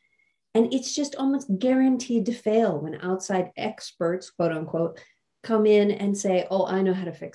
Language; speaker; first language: English; native; English